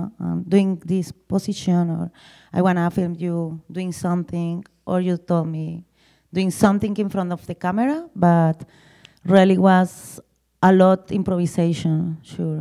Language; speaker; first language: English; non-native, learner; Spanish